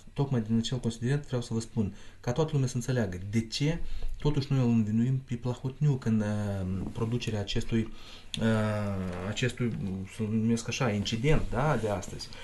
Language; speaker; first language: Romanian; non-native, local second language; Russian